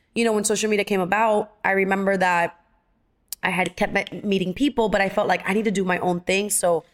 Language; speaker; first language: English; early bilingual, other home language; Spanish